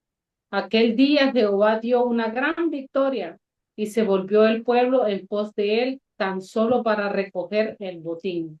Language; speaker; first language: Spanish; native; Spanish